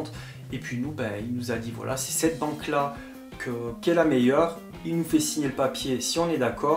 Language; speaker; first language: French; native; French